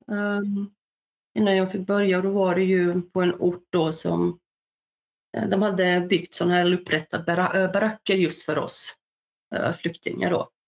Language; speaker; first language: Swedish; early bilingual, other home language; Bosnian